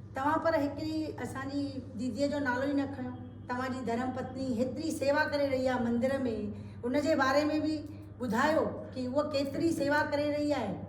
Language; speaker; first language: Sindhi; early bilingual, heritage; Sindhi